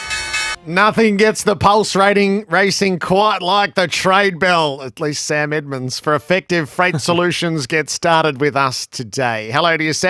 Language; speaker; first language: English; native; English